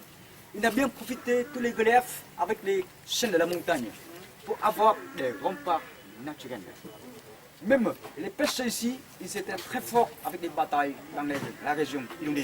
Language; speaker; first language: French; non-native, fluent; Vietnamese